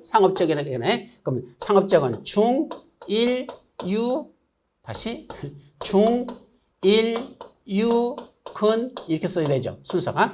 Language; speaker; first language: Korean; native; Korean